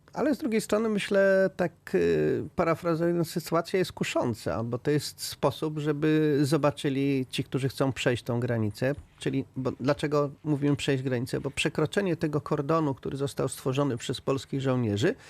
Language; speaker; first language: Polish; native; Polish